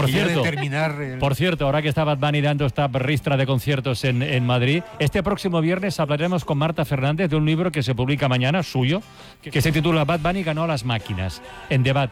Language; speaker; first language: Spanish; native; Spanish